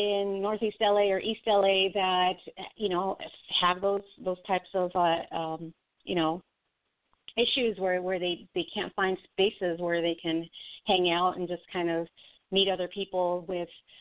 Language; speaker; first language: English; native; English